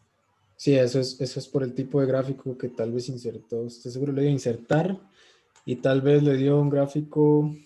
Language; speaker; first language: Spanish; native; Spanish